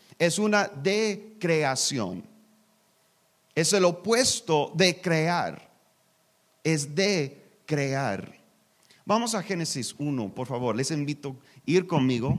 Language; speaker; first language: Spanish; non-native, learner; English